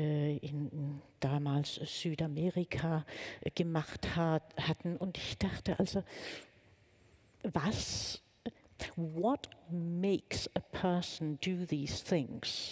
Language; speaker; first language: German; non-native, fluent; Danish